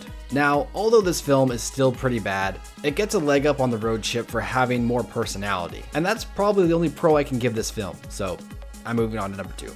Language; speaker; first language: English; native; English